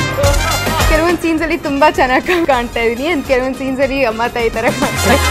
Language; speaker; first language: Kannada; native; Kannada